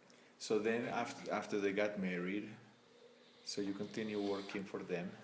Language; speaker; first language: English; non-native, fluent; Spanish